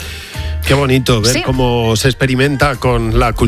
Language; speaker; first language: Spanish; native; Spanish